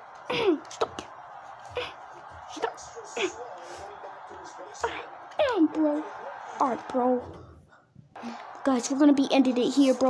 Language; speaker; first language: English; native; English